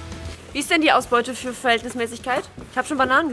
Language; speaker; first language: German; native; German